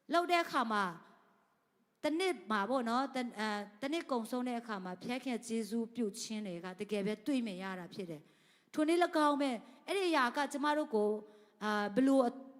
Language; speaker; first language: Burmese; non-native, local second language; Tedim Chin